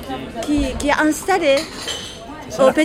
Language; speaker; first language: French; non-native, learner; Japanese